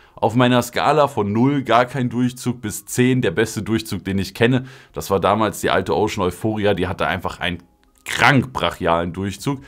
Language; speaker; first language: German; native; German